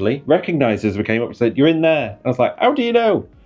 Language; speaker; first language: English; native; English